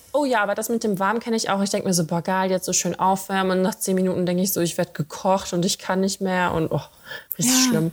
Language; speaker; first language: German; early bilingual, other home language; Russian